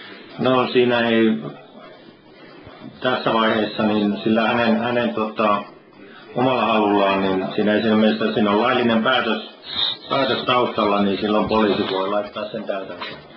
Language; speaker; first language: Finnish; native; Finnish